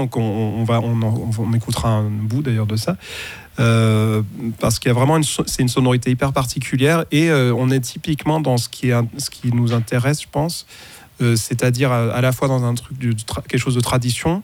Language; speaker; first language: French; native; French